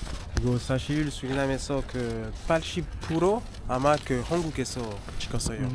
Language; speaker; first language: Korean; non-native, learner; French